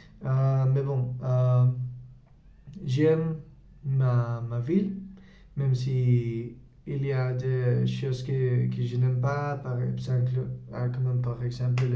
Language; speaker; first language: French; non-native, learner; Spanish